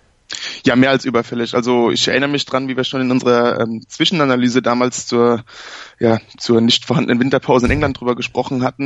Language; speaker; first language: German; native; German